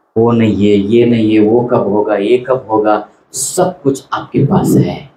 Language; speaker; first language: Hindi; non-native, local second language; Marathi